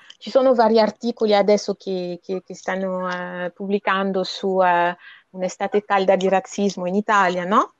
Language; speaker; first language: Italian; non-native, fluent; French